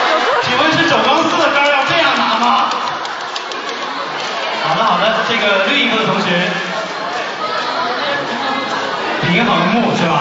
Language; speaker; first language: Chinese; native; Chinese